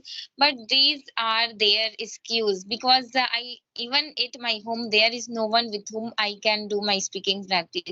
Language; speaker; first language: English; non-native, learner; Hindi